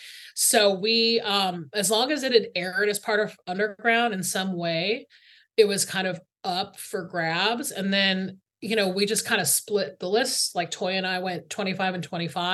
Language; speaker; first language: English; native; English